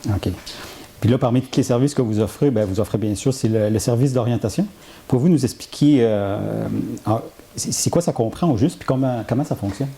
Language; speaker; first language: French; native; French